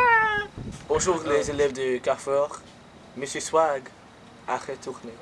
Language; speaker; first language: French; non-native, learner; English